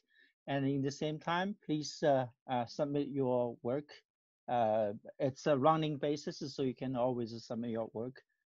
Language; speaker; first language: English; non-native, fluent; Chinese